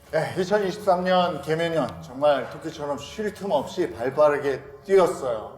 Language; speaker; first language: Korean; native; Korean